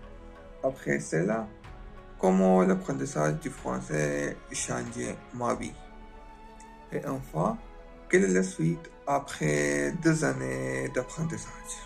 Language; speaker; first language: French; non-native, learner; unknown